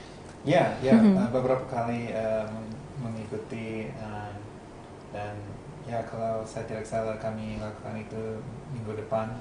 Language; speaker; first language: Indonesian; non-native, fluent; English